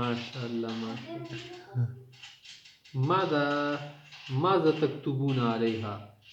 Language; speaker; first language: Arabic; non-native, fluent; Urdu